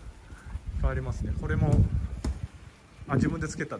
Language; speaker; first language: Japanese; native; Japanese